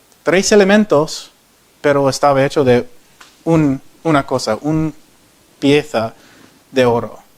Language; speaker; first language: Spanish; non-native, learner; English